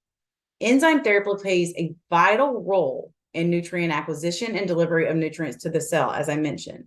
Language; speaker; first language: English; native; English